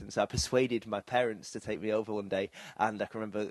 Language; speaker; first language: English; native; English